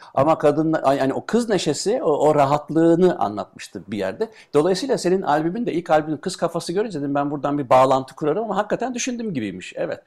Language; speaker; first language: Turkish; native; Turkish